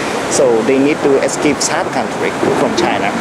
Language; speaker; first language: English; non-native, fluent; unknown